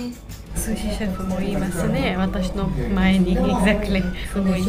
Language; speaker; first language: Japanese; non-native, learner; Georgian